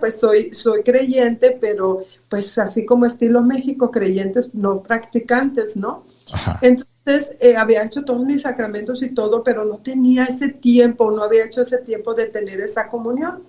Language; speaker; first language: Spanish; native; Spanish